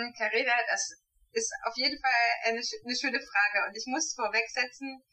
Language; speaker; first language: German; native; German